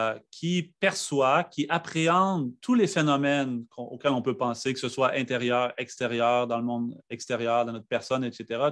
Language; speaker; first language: French; native; French